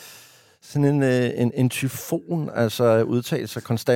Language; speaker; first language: Danish; native; Danish